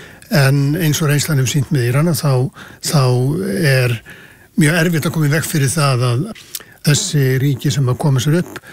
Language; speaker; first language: Icelandic; native; Icelandic